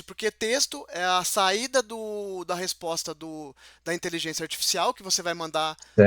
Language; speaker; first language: Portuguese; native; Portuguese